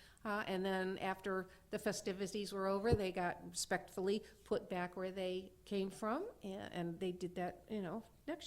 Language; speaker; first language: English; native; English